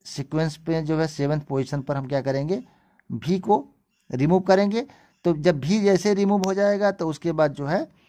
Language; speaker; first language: Hindi; native; Hindi